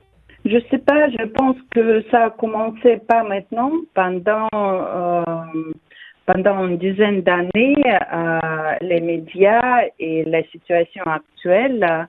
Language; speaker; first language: French; non-native, fluent; Russian